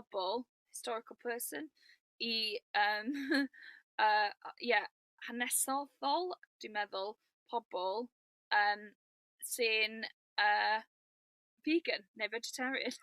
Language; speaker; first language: Welsh; non-native, local second language; English